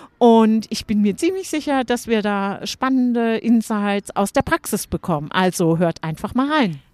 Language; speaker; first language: German; native; German